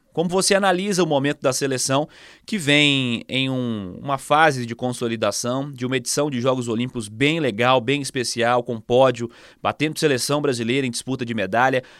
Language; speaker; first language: Portuguese; native; Portuguese